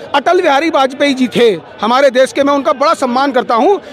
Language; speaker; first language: Hindi; native; Hindi